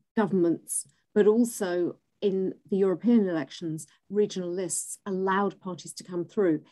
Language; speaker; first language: English; native; English